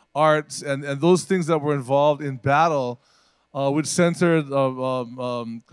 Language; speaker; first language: English; native; English